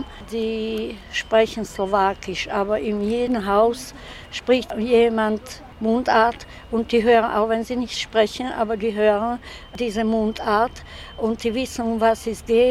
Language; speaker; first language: German; non-native, local second language; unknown